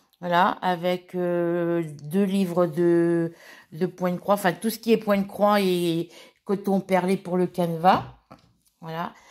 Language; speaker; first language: French; native; French